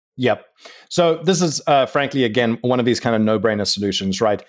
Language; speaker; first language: English; native; English